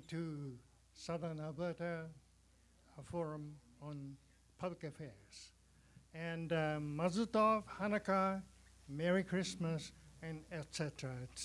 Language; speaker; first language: English; non-native, fluent; Japanese